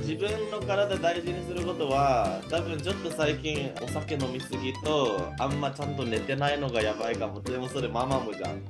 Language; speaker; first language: Japanese; early bilingual, heritage; Japanese